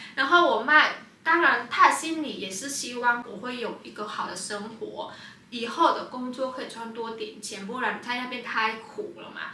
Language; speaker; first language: Chinese; non-native, fluent; Vietnamese